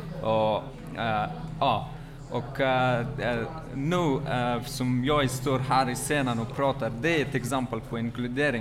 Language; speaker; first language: Swedish; non-native, learner; Persian